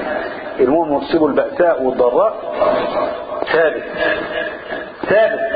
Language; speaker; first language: Arabic; native; Arabic